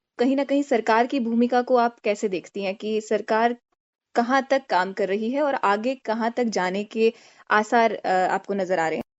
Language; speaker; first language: Hindi; native; Hindi